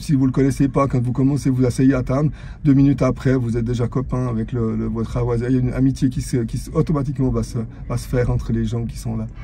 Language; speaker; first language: French; native; French